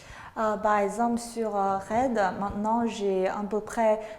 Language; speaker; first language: French; non-native, fluent; Chinese